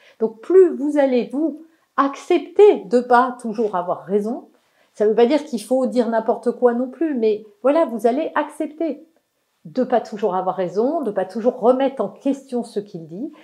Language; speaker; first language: French; native; French